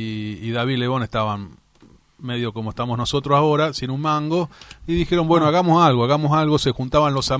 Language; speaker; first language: Spanish; native; Spanish